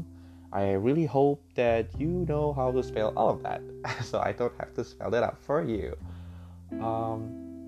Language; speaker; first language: English; non-native, fluent; Indonesian